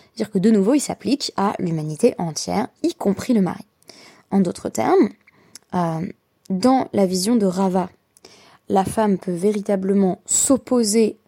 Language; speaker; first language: French; native; French